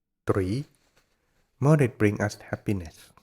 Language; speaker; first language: English; non-native, fluent; Thai